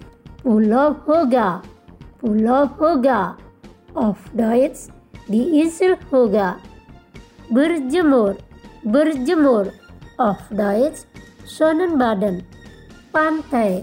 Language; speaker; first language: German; non-native, fluent; Indonesian